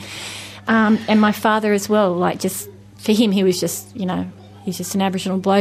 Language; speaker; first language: English; native; English